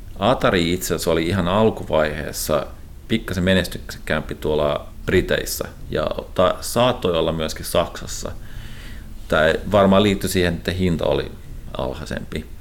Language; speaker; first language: Finnish; native; Finnish